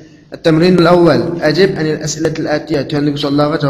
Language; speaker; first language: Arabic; non-native, fluent; Uyghur